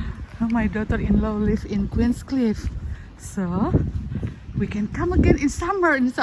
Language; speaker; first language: English; non-native, learner; Indonesian